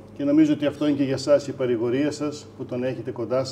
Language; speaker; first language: Greek; native; Greek